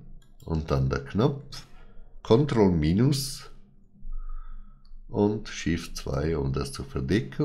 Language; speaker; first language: German; non-native, fluent; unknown